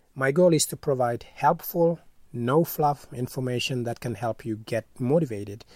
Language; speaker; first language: English; non-native, fluent; Wolof